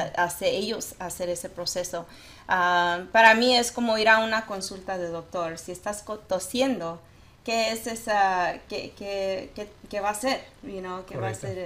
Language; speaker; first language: Spanish; native; Spanish